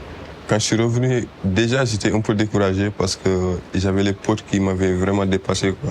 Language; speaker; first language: French; non-native, local second language; Wolof